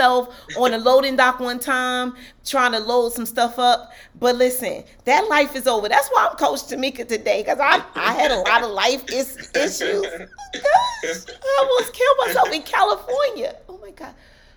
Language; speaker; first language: English; native; English